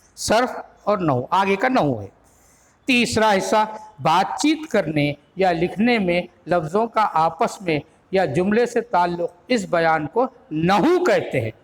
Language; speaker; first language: Urdu; native; Urdu